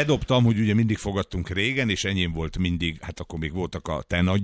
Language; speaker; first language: Hungarian; native; Hungarian